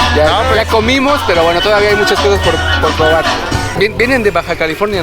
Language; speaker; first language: Spanish; native; Spanish